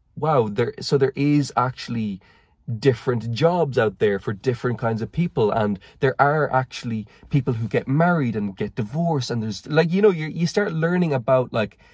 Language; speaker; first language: English; native; English